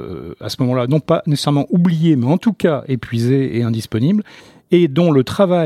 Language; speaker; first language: French; native; French